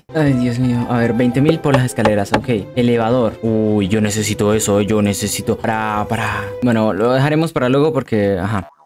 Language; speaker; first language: Spanish; native; Spanish